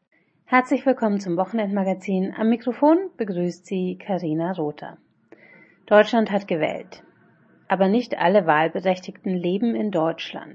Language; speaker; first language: German; native; German